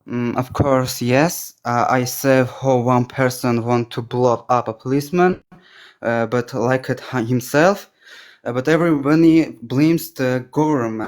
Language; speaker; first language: English; non-native, learner; Armenian